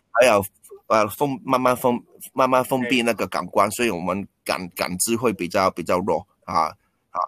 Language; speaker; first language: Chinese; non-native, local second language; Cantonese